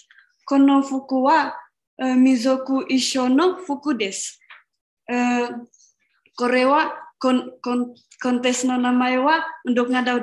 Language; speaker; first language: Japanese; non-native, learner; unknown